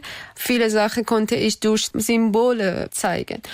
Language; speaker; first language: German; non-native, learner; Persian